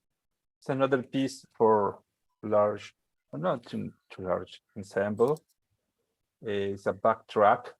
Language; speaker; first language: English; non-native, learner; Spanish